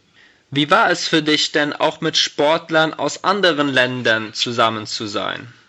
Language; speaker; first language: German; native; German